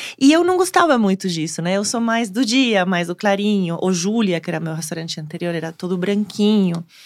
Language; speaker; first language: Portuguese; non-native, fluent; Spanish